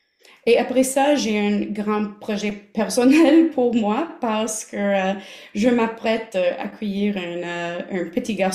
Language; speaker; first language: French; non-native, local second language; English